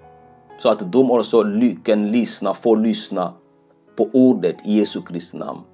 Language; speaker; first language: Swedish; non-native, fluent; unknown